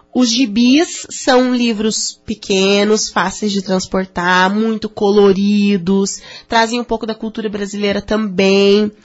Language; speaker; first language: Portuguese; native; Portuguese